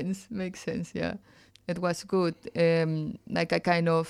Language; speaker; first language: English; non-native, fluent; Spanish